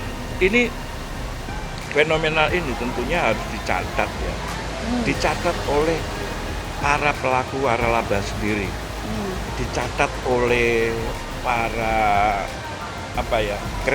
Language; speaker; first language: Indonesian; native; Indonesian